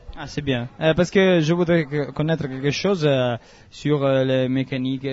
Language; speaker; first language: French; non-native, learner; Italian